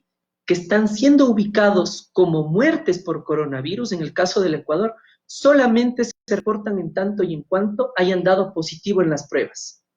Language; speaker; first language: Spanish; native; Spanish